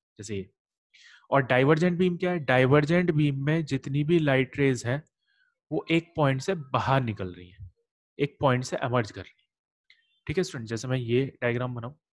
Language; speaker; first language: Hindi; native; Hindi